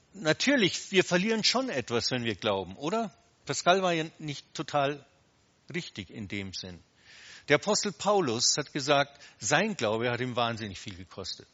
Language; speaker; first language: German; native; German